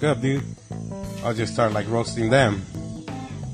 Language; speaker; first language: English; native; English